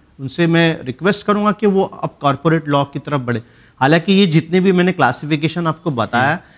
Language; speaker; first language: Hindi; native; Hindi